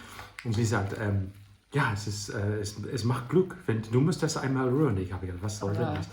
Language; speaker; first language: German; non-native, learner; English